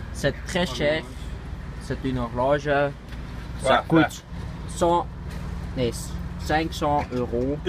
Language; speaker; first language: French; non-native, learner; Dutch